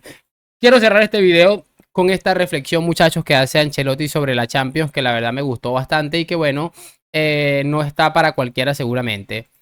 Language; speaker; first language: Spanish; native; Spanish